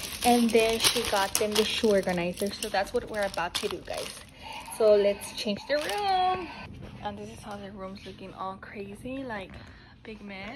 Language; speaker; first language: English; early bilingual, other home language; Spanish